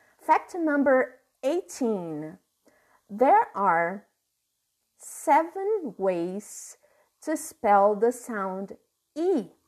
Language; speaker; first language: English; non-native, fluent; Portuguese